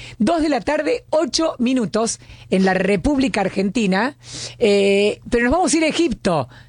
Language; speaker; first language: Spanish; native; Spanish